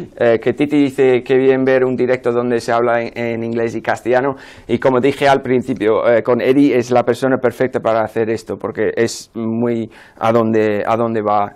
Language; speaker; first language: Spanish; non-native, fluent; English